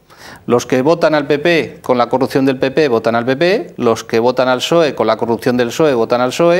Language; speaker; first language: Spanish; native; Spanish